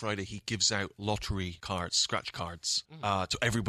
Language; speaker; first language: English; native; English